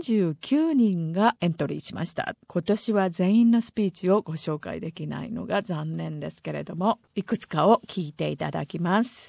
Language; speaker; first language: Japanese; native; Japanese